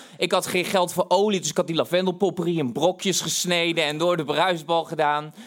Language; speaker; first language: Dutch; native; Dutch